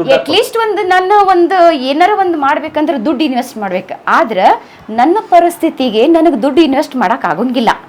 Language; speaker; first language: Kannada; native; Kannada